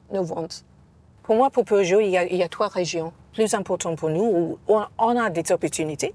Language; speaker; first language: French; non-native, fluent; English